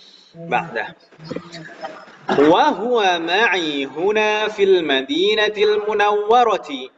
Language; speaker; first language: Arabic; non-native, fluent; Indonesian